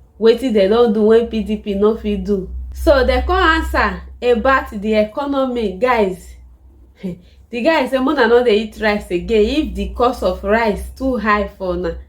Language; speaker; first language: Nigerian Pidgin; native; Nigerian Pidgin